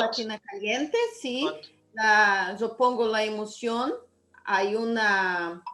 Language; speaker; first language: Spanish; non-native, learner; Portuguese